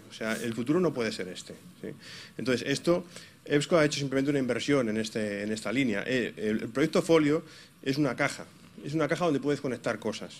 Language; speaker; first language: Spanish; native; Spanish